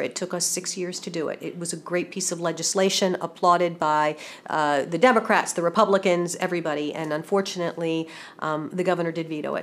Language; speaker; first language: English; native; English